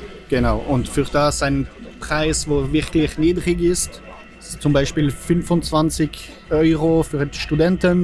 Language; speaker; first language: German; non-native, fluent; French